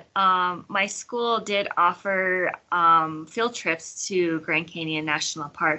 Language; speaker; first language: English; native; English